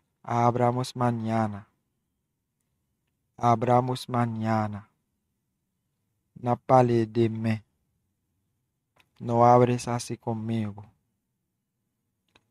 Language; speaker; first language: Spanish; non-native, learner; Haitian Creole